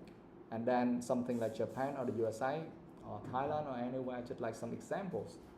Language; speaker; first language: English; non-native, fluent; Vietnamese